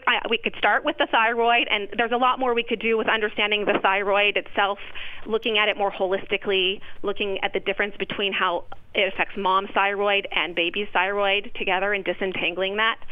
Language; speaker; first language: English; native; English